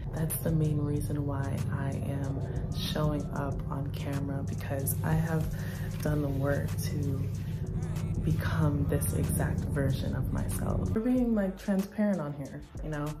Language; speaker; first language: English; native; English